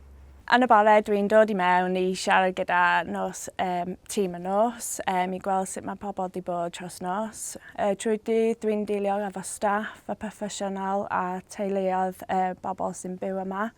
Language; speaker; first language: Welsh; non-native, learner; English